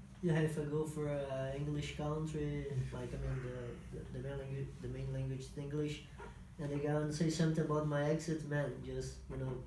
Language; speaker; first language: English; non-native, fluent; Portuguese